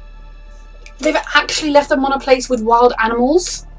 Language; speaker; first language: English; native; English